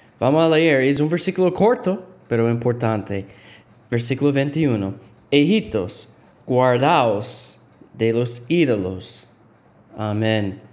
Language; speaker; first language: Spanish; non-native, fluent; English